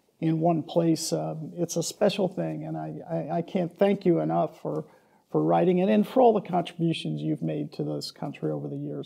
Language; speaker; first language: English; native; English